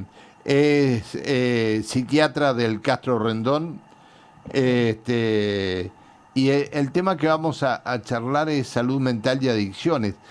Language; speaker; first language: Spanish; native; Spanish